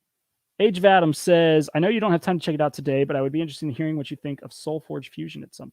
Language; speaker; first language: English; native; English